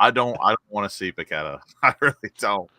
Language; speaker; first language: English; native; English